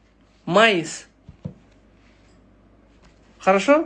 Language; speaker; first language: Russian; non-native, local second language; Uzbek